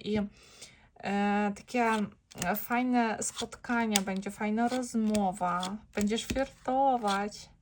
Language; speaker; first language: Polish; non-native, learner; Ukrainian